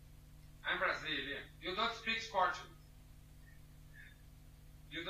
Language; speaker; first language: English; non-native, learner; Portuguese